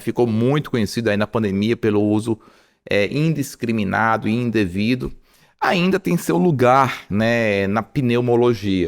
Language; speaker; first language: Portuguese; native; Portuguese